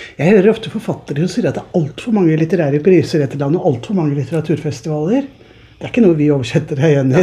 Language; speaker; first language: Norwegian; native; Norwegian